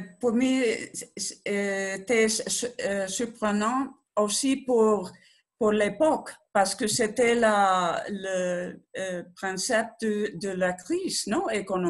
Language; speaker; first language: French; non-native, learner; Spanish